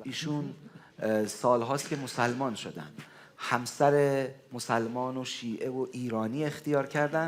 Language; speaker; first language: Persian; native; Persian